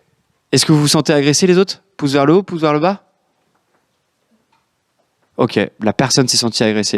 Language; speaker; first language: French; native; French